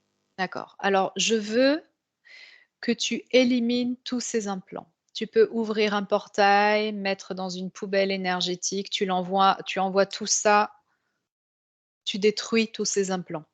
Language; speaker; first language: French; native; French